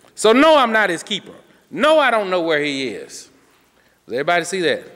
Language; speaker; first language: English; native; English